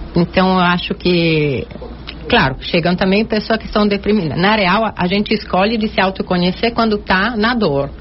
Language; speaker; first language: Portuguese; non-native, fluent; Italian